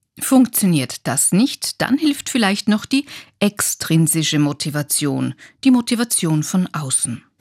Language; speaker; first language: German; native; German